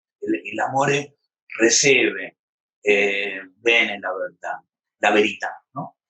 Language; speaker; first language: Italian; non-native, learner; Spanish